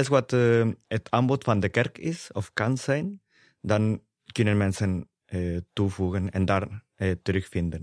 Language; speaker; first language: Dutch; non-native, fluent; Spanish